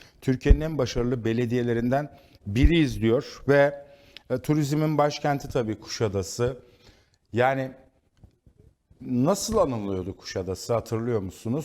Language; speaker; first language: Turkish; native; Turkish